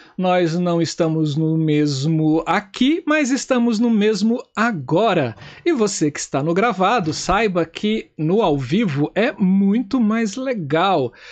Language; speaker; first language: Portuguese; native; Portuguese